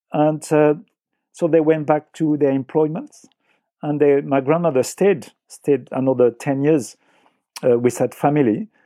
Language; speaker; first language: English; non-native, fluent; French